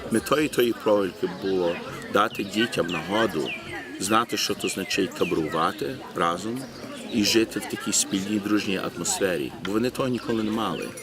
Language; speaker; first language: Ukrainian; early bilingual, heritage; Ukrainian